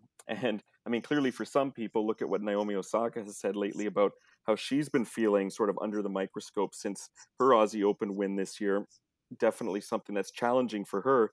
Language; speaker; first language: English; native; English